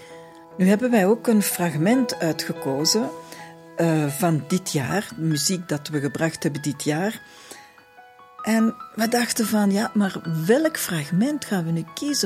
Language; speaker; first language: Dutch; native; Dutch